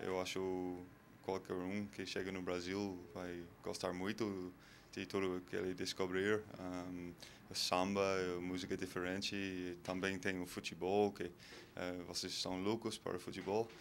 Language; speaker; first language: Portuguese; non-native, fluent; English